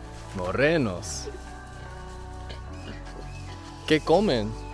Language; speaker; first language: Spanish; non-native, learner; English